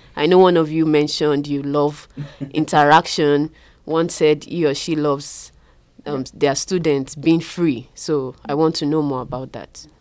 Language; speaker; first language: English; non-native, local second language; Yoruba